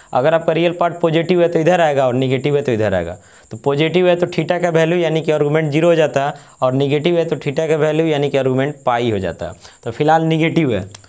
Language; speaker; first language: Hindi; native; Hindi